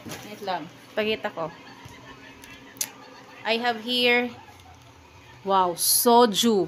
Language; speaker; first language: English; non-native, local second language; Filipino